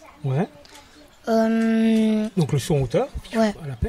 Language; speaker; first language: French; native; French